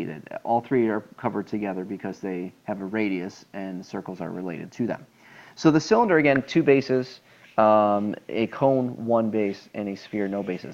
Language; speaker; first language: English; native; English